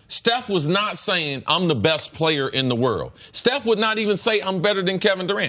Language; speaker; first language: English; native; English